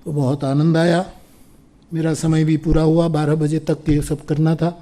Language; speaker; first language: Hindi; non-native, local second language; Gujarati